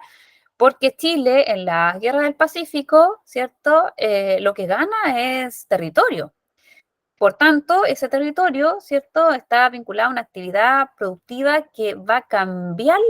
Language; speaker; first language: Spanish; native; Spanish